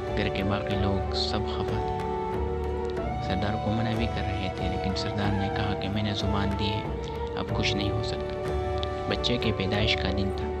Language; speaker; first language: Urdu; non-native, local second language; Pashto